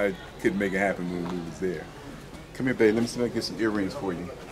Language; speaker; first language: English; native; English